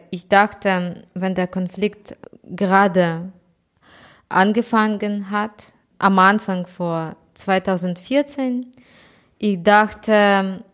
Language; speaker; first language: German; non-native, fluent; Russian